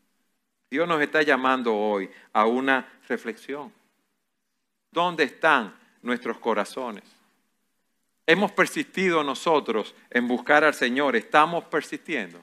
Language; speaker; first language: Spanish; native; Spanish